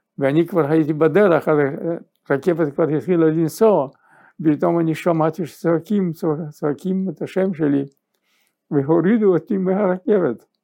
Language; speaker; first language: Hebrew; non-native, fluent; Yiddish